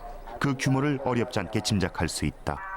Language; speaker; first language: Korean; native; Korean